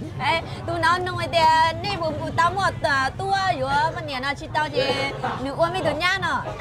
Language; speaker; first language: Vietnamese; non-native, local second language; Hmong